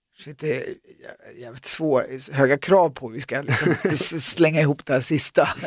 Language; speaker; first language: Swedish; native; Swedish